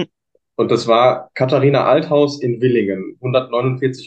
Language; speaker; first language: German; native; German